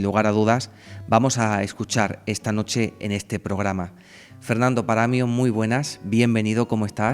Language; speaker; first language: Spanish; native; Spanish